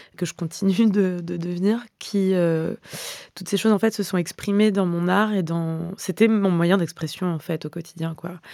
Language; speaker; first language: French; native; French